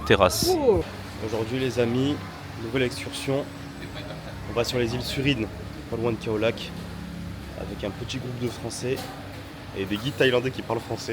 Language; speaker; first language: French; native; French